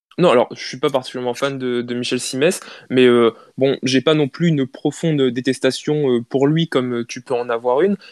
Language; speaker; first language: French; native; French